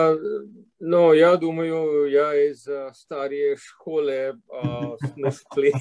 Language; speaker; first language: Russian; non-native, fluent; English